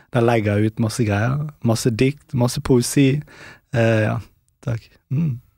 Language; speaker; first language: Norwegian; early bilingual, other home language; Urdu